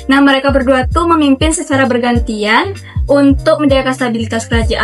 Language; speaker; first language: Indonesian; native; Indonesian